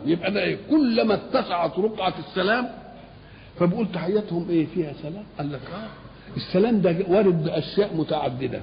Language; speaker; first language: Arabic; native; Arabic